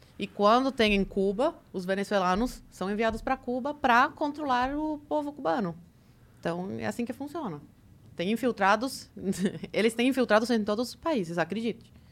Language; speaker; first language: Portuguese; early bilingual, other home language; Spanish